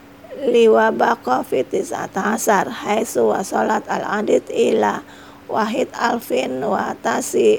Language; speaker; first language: Arabic; non-native, fluent; Indonesian